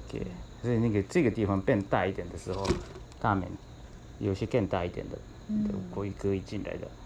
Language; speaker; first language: Chinese; non-native, learner; Japanese